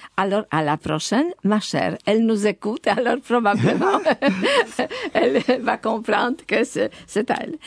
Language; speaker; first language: French; non-native, fluent; Polish